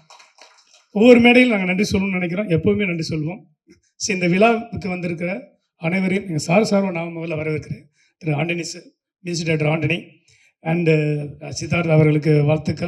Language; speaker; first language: Tamil; native; Tamil